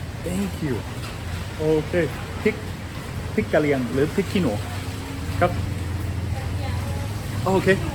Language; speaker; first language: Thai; non-native, learner; English